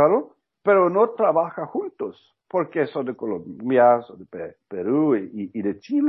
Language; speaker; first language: Spanish; non-native, learner; Norwegian